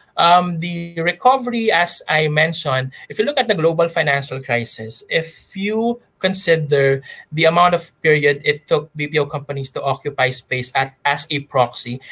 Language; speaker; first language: English; non-native, local second language; Pampanga